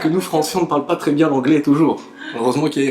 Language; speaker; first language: French; native; French